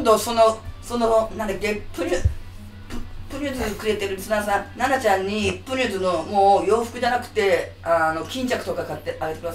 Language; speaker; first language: Japanese; native; Japanese